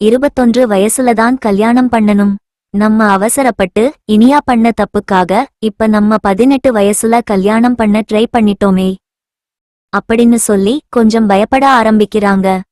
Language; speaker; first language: Tamil; native; Tamil